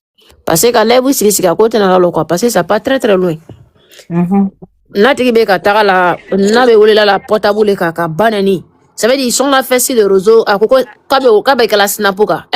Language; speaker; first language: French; non-native, local second language; Mandingo